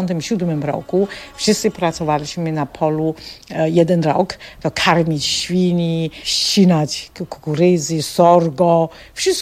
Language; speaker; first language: Polish; non-native, fluent; Chinese